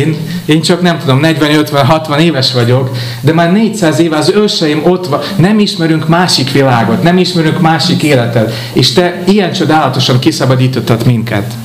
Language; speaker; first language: Hungarian; non-native, fluent; English